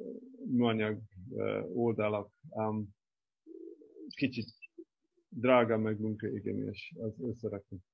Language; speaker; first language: Hungarian; non-native, fluent; English